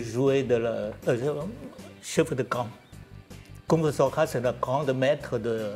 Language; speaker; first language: French; non-native, learner; Chinese